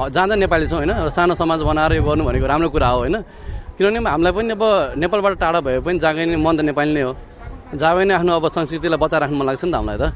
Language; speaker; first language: Nepali; native; Nepali